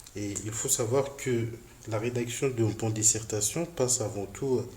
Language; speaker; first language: French; non-native, local second language; Arabic